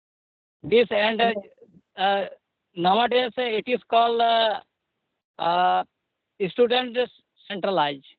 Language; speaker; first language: English; non-native, learner; Santali